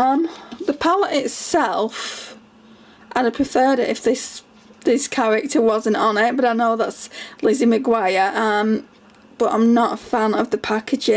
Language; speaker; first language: English; native; English